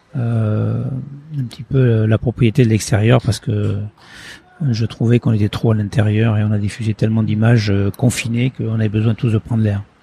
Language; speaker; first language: French; early bilingual, other home language; Portuguese